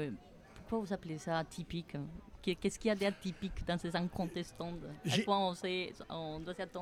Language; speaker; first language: French; native; French